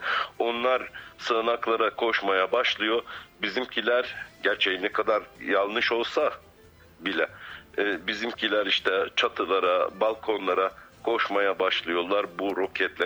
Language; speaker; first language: Turkish; non-native, fluent; Arabic